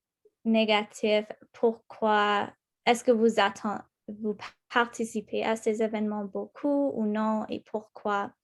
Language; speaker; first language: French; non-native, local second language; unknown